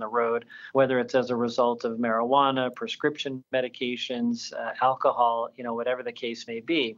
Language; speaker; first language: English; native; English